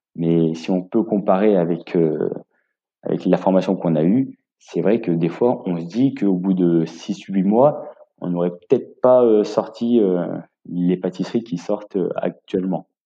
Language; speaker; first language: French; native; French